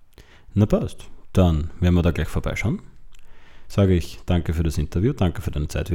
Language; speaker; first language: German; native; German